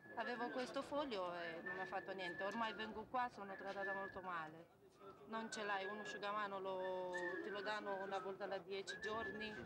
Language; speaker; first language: Italian; non-native, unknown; Romanian